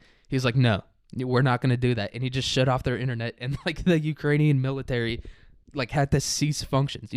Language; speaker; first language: English; native; English